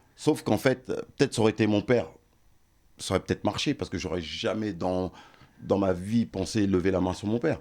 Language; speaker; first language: French; early bilingual, other home language; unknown